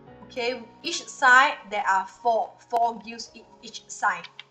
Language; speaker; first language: English; non-native, local second language; Chinese